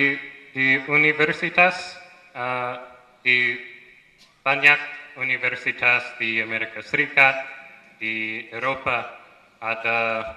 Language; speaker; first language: Indonesian; non-native, fluent; English